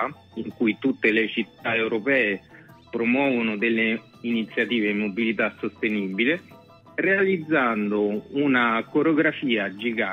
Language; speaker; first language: Italian; native; Italian